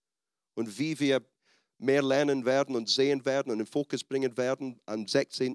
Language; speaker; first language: German; non-native, fluent; English